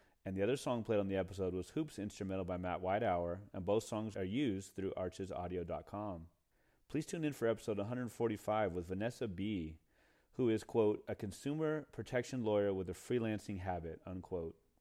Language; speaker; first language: English; native; English